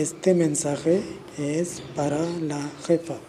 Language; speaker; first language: Spanish; non-native, learner; Urdu